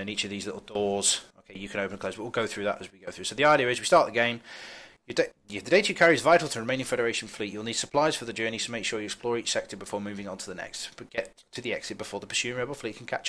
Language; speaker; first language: English; native; English